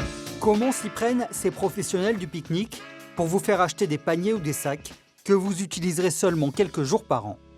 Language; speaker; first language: French; native; French